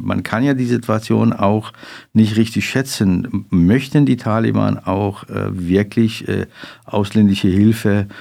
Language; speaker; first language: German; non-native, fluent; Persian